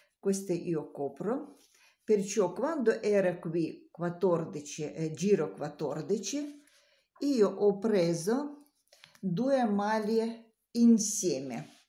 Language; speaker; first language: Italian; non-native, learner; Russian